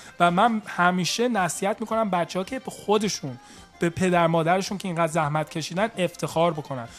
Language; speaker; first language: Persian; early bilingual, heritage; Persian